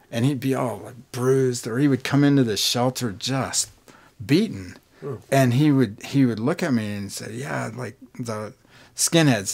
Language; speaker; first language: English; native; English